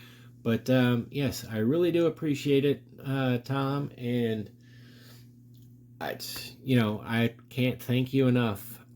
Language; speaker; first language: English; native; English